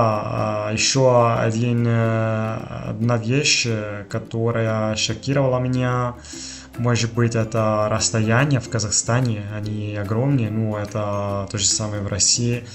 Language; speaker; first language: Russian; non-native, fluent; Italian